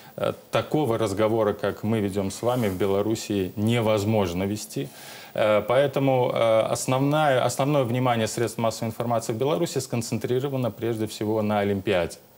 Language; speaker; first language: Russian; native; Russian